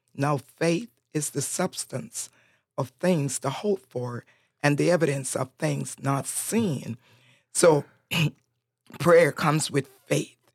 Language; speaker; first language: English; non-native, fluent; Spanish